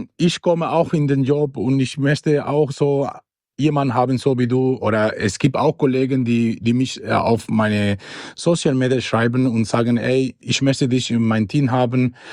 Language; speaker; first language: German; non-native, learner; Spanish